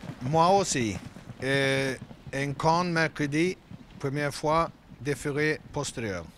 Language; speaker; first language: French; non-native, learner; Swedish